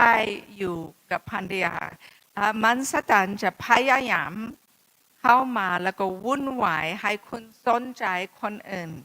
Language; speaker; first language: Thai; non-native, fluent; English